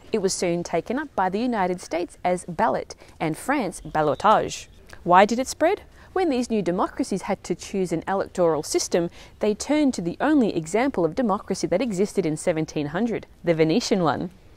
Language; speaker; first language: English; native; English